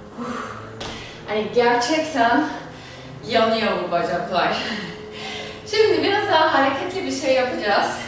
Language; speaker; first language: Turkish; non-native, fluent; German